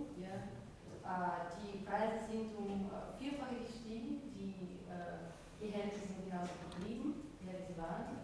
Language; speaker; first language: German; non-native, fluent; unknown